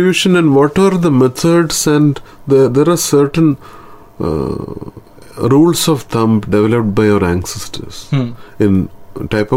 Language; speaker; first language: English; non-native, local second language; Malayalam